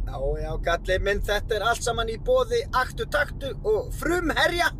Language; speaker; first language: Icelandic; native; Icelandic